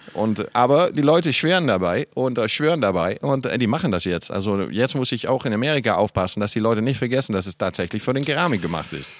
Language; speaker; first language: German; non-native, fluent; Dutch